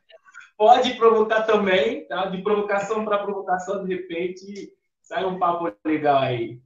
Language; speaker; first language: Portuguese; non-native, fluent; Fon